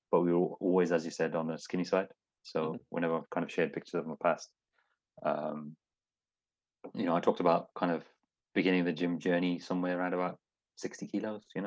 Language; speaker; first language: English; native; English